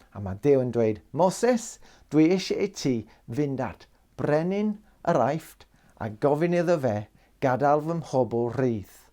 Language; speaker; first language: Welsh; non-native, local second language; English